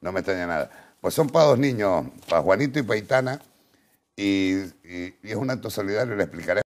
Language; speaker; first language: Spanish; native; Spanish